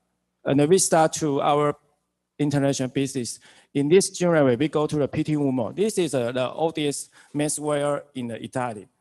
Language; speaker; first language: English; non-native, learner; Chinese